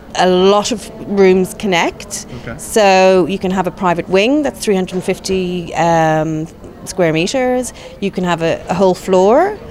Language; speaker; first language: English; native; English